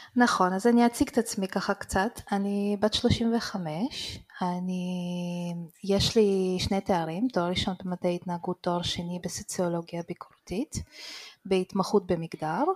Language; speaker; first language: Hebrew; early bilingual, other home language; Russian